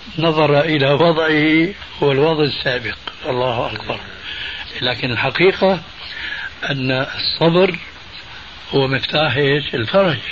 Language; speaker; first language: Arabic; native; Arabic